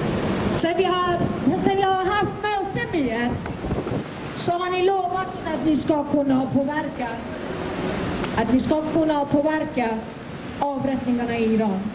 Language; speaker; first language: Swedish; non-native, fluent; Persian